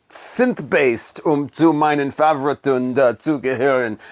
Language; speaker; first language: German; non-native, learner; English